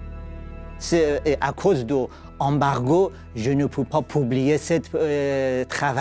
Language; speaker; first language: French; non-native, learner; Persian